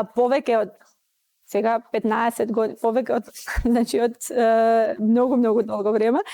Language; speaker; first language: Macedonian; non-native, local second language; Albanian